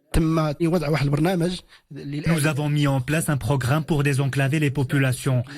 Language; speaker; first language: French; non-native, local second language; Arabic